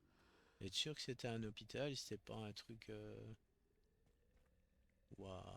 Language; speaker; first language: French; native; French